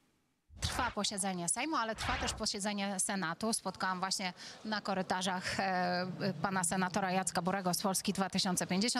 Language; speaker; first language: Polish; native; Polish